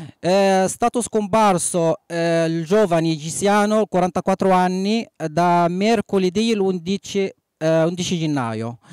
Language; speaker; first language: Italian; non-native, fluent; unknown